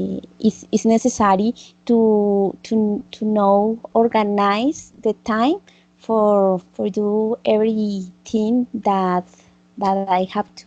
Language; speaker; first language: English; non-native, learner; Spanish